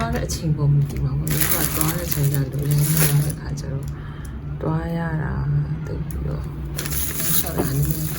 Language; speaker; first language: Burmese; non-native, local second language; Shan